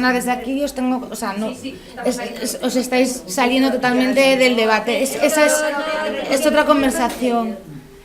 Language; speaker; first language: Spanish; native; Spanish